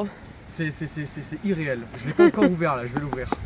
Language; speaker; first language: French; native; French